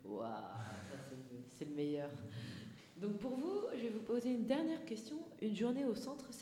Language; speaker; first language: French; native; French